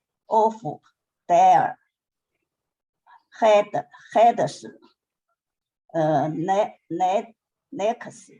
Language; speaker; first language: English; non-native, learner; Chinese